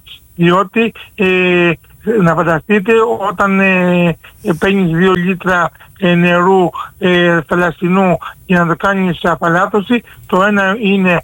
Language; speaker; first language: Greek; native; Greek